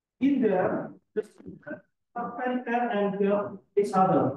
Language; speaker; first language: English; non-native, fluent; Indonesian